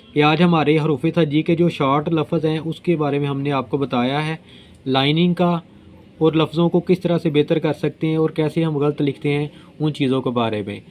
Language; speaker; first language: Urdu; non-native, local second language; Punjabi